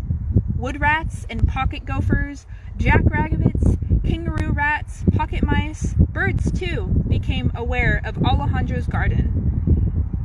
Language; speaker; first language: English; native; English